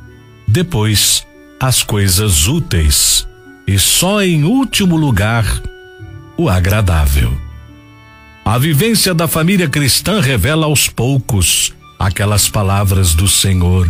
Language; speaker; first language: Portuguese; native; Portuguese